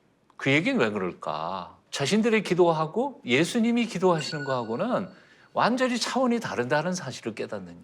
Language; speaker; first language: Korean; native; Korean